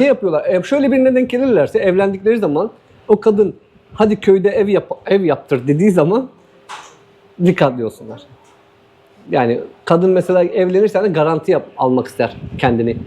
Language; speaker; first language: Turkish; native; Turkish